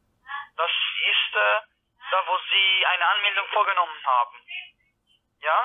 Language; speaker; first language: German; non-native, learner; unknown